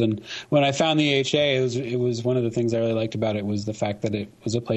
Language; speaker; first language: English; native; English